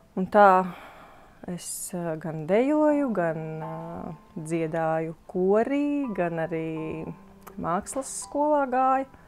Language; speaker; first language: Latvian; native; Latvian